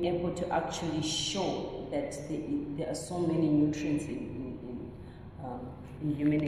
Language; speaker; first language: English; non-native, local second language; Shona